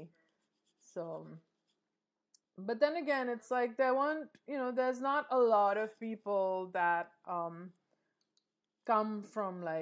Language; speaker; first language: English; native; English